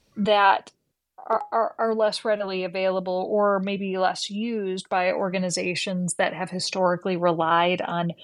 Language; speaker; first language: English; native; English